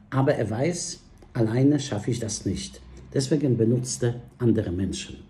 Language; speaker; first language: German; non-native, fluent; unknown